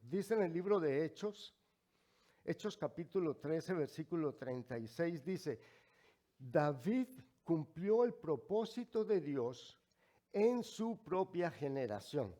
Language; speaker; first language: Spanish; native; Spanish